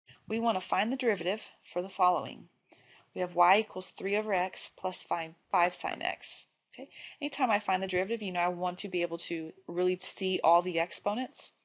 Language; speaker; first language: English; native; English